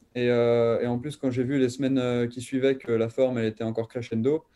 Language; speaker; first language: French; native; French